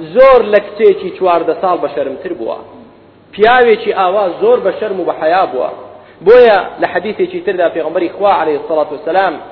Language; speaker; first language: Central Kurdish; native; Central Kurdish